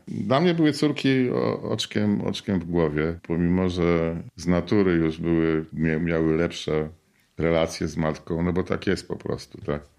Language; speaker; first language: Polish; native; Polish